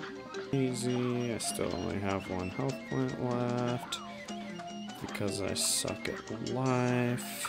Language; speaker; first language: English; native; English